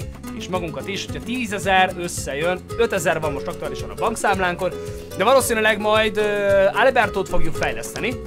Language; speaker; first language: Hungarian; native; Hungarian